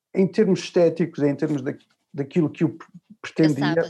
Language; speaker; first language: Portuguese; early bilingual, other home language; English